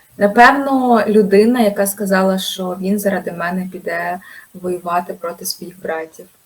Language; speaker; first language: Ukrainian; native; Ukrainian